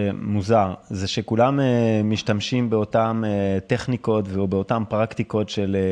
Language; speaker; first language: Hebrew; native; Hebrew